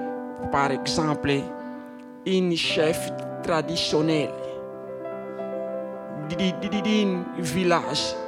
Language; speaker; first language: French; non-native, learner; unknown